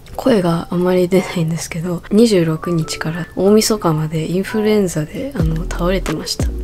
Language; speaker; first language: Japanese; early bilingual, other home language; English